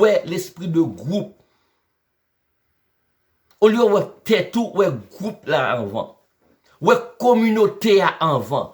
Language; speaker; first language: French; non-native, learner; Haitian Creole